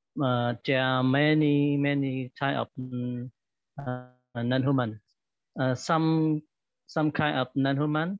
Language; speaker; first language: English; non-native, learner; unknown